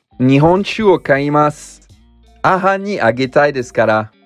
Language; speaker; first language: Japanese; non-native, learner; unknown